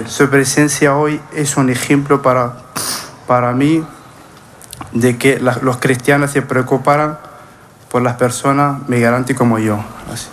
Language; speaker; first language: Spanish; non-native, fluent; Arabic